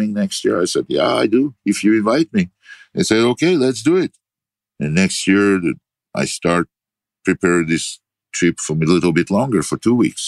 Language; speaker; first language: English; non-native, learner; Ukrainian